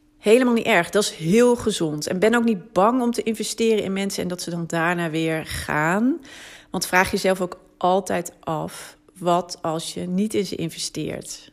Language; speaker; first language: Dutch; native; Dutch